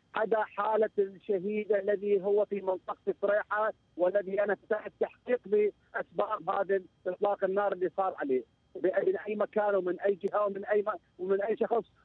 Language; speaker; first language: Arabic; native; Arabic